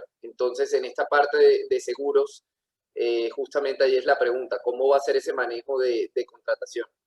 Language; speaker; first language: Spanish; native; Spanish